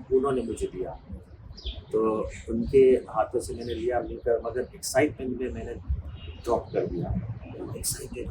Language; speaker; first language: Hindi; non-native, fluent; Gujarati